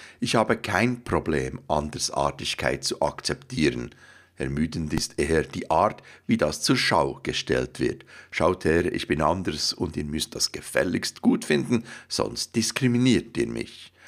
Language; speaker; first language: German; native; German